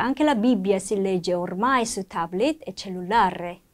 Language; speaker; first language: Italian; non-native, fluent; Korean